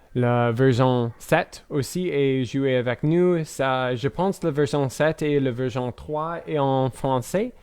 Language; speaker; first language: French; non-native, learner; English